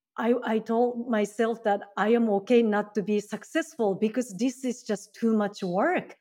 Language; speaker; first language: English; non-native, fluent; Japanese